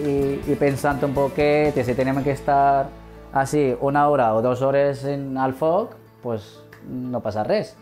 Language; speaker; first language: Catalan; non-native, fluent; Arabic